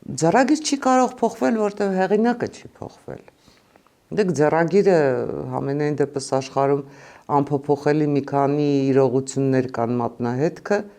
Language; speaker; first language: Armenian; native; Armenian